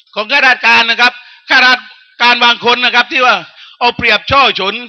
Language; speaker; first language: Thai; non-native, local second language; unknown